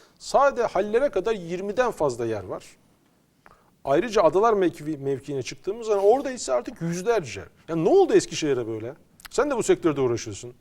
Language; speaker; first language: Turkish; native; Turkish